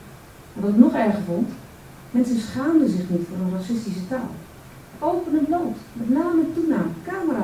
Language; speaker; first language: Dutch; native; Dutch